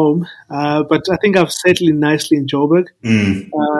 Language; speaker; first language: English; non-native, local second language; Xhosa